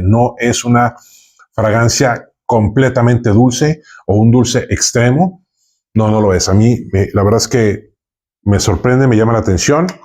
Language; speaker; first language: Spanish; native; Spanish